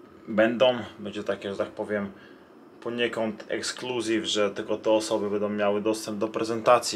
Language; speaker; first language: Polish; native; Polish